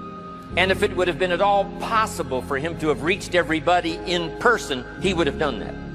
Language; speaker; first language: English; native; English